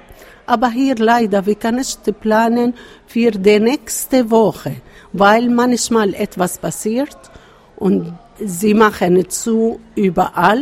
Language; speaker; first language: German; non-native, learner; Arabic